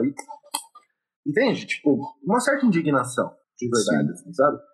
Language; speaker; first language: Portuguese; native; Portuguese